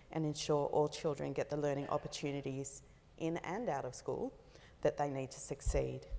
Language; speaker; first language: English; native; English